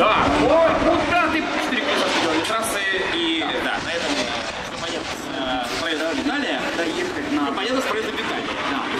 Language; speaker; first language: Russian; native; Russian